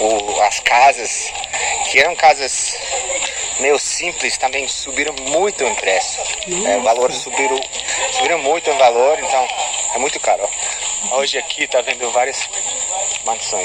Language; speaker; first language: Portuguese; non-native, fluent; English